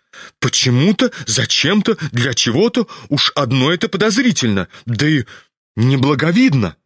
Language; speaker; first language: Russian; native; Russian